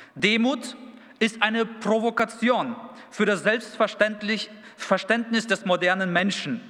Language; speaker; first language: German; early bilingual, other home language; Russian